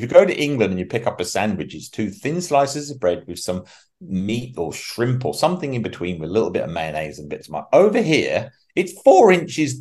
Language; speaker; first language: English; native; English